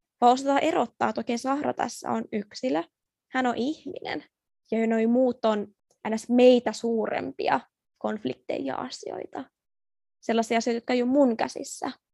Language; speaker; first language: Finnish; early bilingual, other home language; Persian